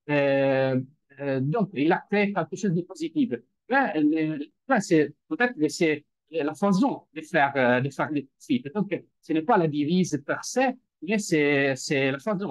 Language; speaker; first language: French; non-native, fluent; Italian